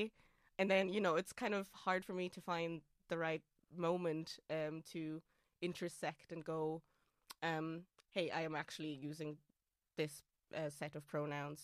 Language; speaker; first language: English; non-native, fluent; German